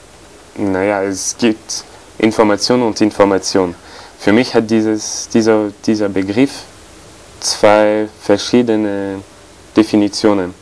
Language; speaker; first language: German; non-native, fluent; French